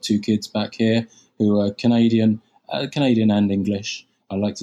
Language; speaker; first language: English; native; English